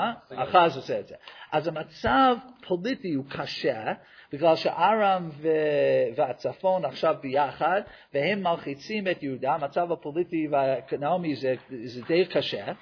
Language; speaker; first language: Hebrew; non-native, fluent; English